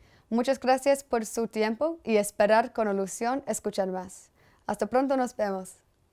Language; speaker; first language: Spanish; non-native, fluent; English